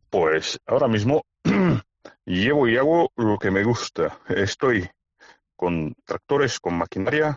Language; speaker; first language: Spanish; non-native, fluent; Bulgarian